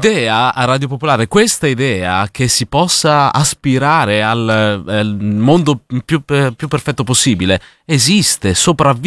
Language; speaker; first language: Italian; native; Italian